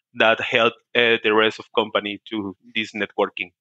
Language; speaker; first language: English; non-native, learner; Spanish